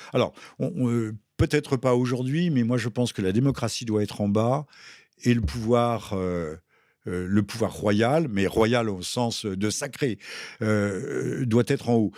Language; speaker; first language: French; native; French